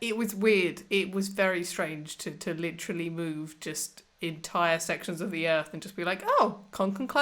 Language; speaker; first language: English; native; English